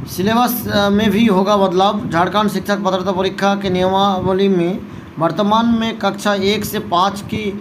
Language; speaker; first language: Hindi; non-native, local second language; Bangla